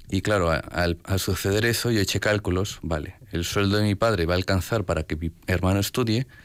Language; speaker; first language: Spanish; native; Spanish